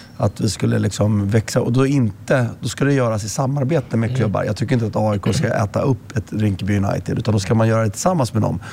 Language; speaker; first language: Swedish; native; Swedish